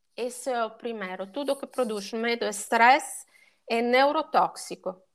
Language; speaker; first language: Portuguese; non-native, fluent; Italian